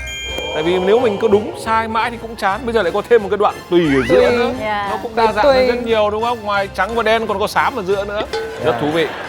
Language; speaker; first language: Vietnamese; native; Vietnamese